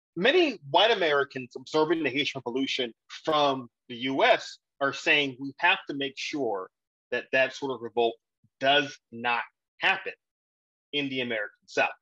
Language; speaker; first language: English; native; English